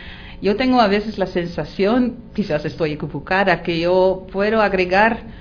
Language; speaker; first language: Spanish; non-native, fluent; Dutch